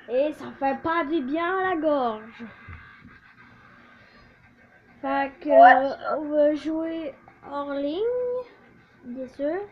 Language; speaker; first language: French; native; French